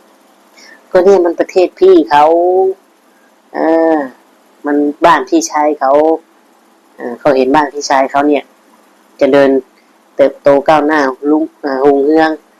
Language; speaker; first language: Thai; non-native, local second language; Lao